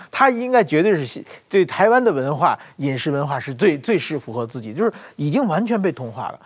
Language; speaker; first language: Chinese; native; Chinese